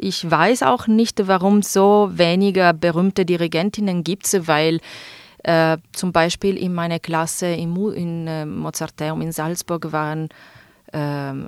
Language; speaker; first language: German; non-native, fluent; Italian